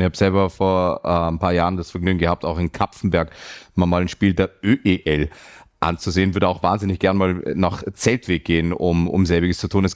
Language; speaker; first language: German; native; German